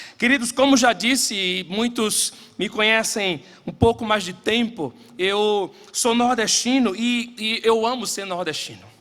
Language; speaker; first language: Portuguese; native; Portuguese